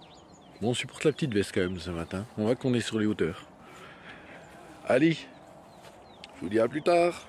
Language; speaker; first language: French; native; French